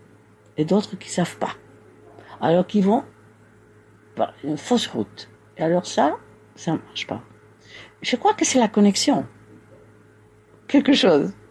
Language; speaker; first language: French; non-native, fluent; Spanish